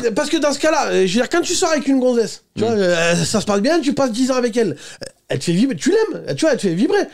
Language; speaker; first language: French; native; French